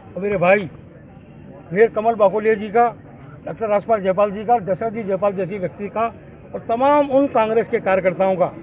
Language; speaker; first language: Hindi; native; Hindi